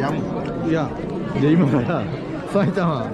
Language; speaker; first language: Japanese; native; Japanese